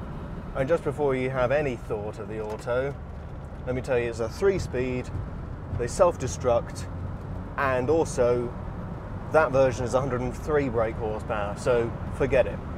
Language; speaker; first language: English; native; English